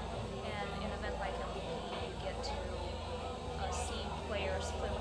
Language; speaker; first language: English; non-native, fluent; Russian